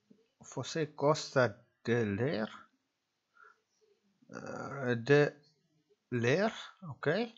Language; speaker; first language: Portuguese; non-native, learner; Dutch